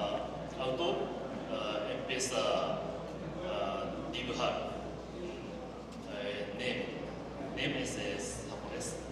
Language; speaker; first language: Spanish; non-native, learner; Japanese